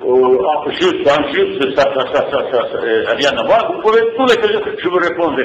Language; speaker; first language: French; non-native, fluent; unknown